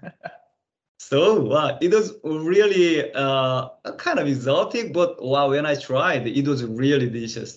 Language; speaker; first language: English; non-native, fluent; Korean